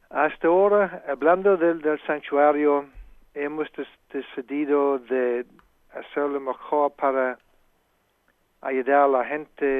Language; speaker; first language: Spanish; non-native, fluent; English